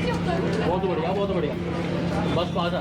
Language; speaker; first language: Hindi; native; Hindi